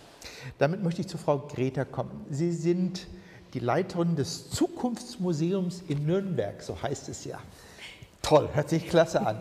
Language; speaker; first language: German; native; German